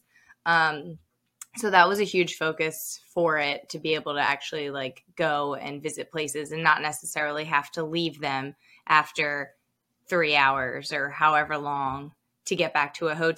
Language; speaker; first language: English; native; English